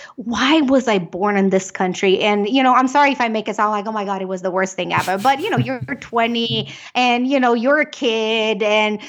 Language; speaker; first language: English; non-native, fluent; Romanian